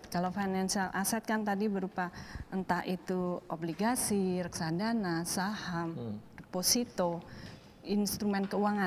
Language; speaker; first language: Indonesian; native; Indonesian